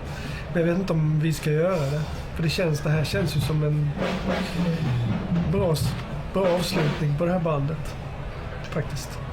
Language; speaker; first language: Swedish; native; Swedish